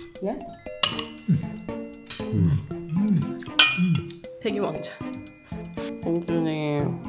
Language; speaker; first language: English; non-native, learner; Korean